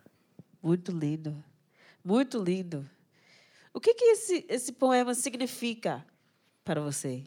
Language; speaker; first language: Portuguese; non-native, fluent; English